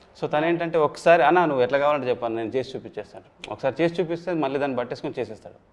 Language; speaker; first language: Telugu; native; Telugu